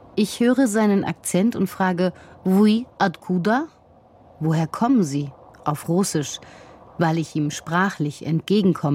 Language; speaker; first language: German; native; German